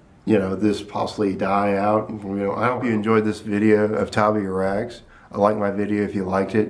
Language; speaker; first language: English; native; English